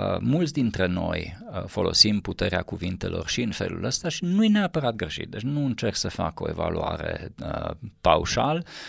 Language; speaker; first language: Romanian; non-native, local second language; Hungarian